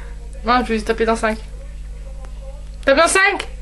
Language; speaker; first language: French; native; French